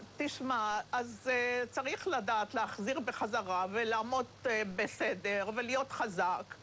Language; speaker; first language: Hebrew; native; Hebrew